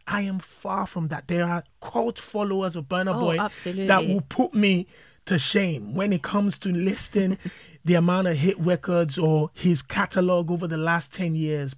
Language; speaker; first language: English; non-native, local second language; Yoruba